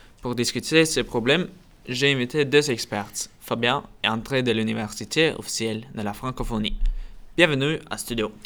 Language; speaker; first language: French; non-native, learner; Norwegian